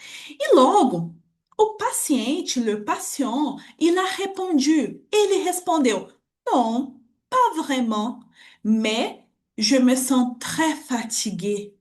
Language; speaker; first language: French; non-native, fluent; Portuguese